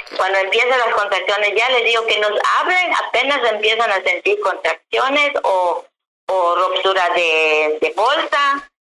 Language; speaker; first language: Spanish; non-native, local second language; Yucateco